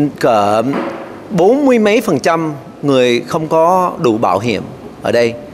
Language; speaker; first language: Vietnamese; early bilingual, other home language; English